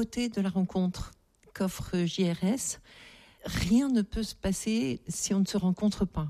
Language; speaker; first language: French; native; French